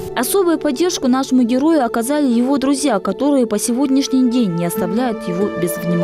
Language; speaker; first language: Russian; native; Russian